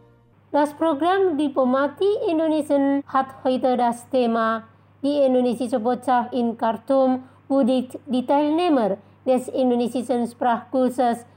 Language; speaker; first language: German; non-native, fluent; Indonesian